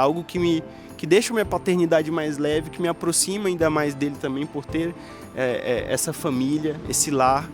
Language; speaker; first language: Portuguese; native; Portuguese